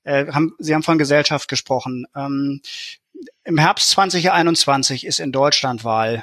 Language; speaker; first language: German; native; German